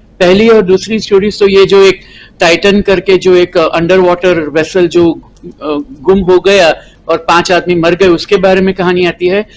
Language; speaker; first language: Hindi; non-native, local second language; Gujarati